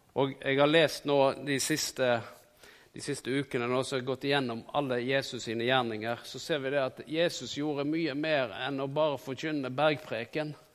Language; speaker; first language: Norwegian; native; Norwegian